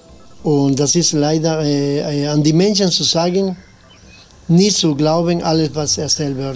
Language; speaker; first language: German; non-native, learner; Spanish